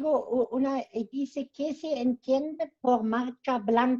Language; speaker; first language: Spanish; non-native, fluent; German